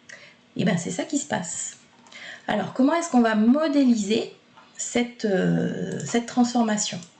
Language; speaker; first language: French; native; French